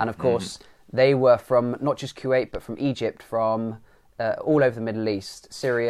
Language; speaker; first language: English; native; English